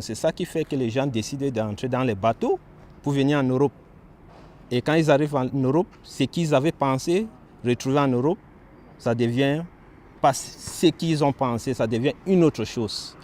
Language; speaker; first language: French; non-native, local second language; Wolof